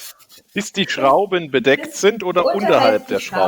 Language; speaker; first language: German; native; German